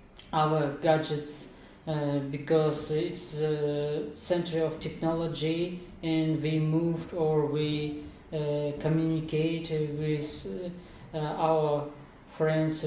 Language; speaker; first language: English; non-native, learner; Kazakh